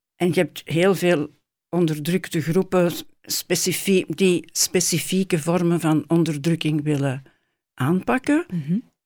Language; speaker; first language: Dutch; native; Dutch